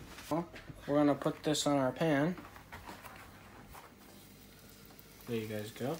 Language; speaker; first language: English; early bilingual, other home language; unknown